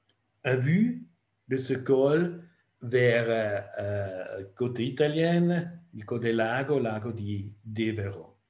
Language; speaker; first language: French; non-native, fluent; German